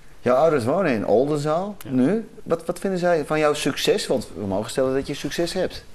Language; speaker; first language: Dutch; native; Dutch